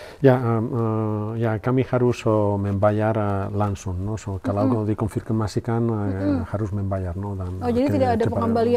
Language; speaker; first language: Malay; non-native, learner; Spanish